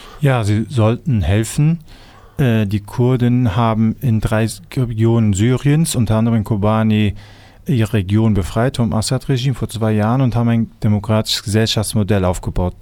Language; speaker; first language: German; early bilingual, other home language; Kurdish